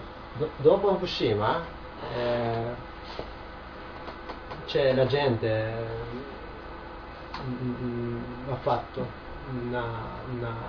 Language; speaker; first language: Italian; non-native, learner; Japanese